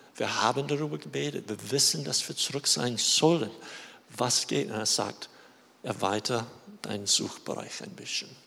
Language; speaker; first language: German; non-native, fluent; English